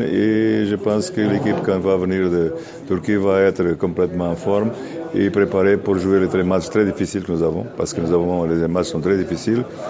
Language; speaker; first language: French; non-native, learner; Catalan